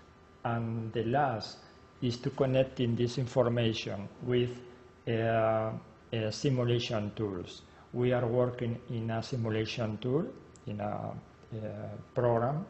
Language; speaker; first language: English; non-native, learner; Spanish